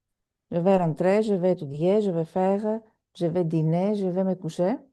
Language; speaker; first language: French; non-native, fluent; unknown